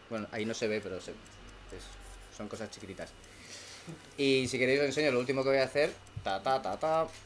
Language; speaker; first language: Spanish; native; Spanish